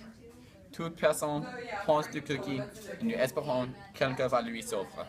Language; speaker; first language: French; non-native, learner; English